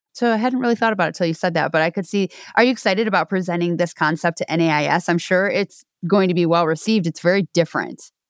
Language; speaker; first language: English; native; English